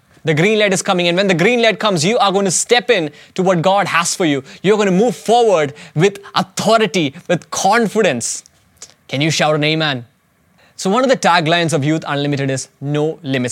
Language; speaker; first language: English; non-native, local second language; Malayalam